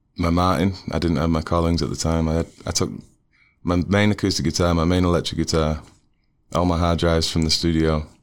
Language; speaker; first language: English; native; English